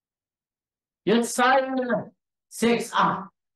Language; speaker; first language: German; non-native, learner; Afrikaans